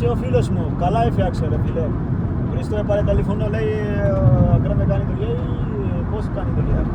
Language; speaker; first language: Greek; non-native, learner; Urdu